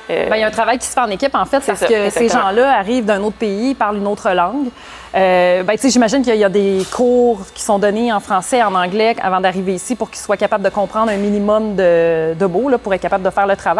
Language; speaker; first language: French; native; French